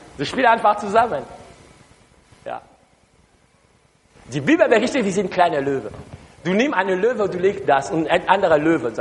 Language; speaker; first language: German; non-native, learner; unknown